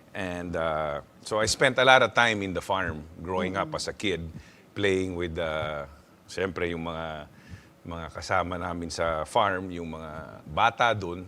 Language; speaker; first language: Filipino; non-native, local second language; Hiligaynon